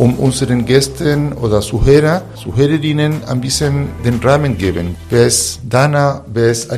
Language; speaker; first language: German; non-native, fluent; Spanish